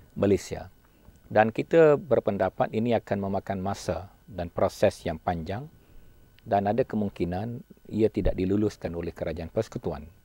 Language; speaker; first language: Malay; native; Malay